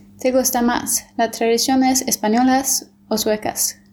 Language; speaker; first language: Spanish; non-native, learner; Swedish